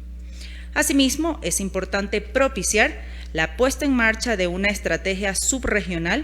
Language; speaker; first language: Spanish; native; Spanish